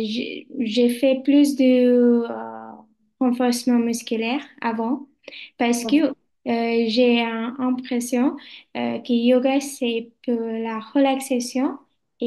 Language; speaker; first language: French; non-native, learner; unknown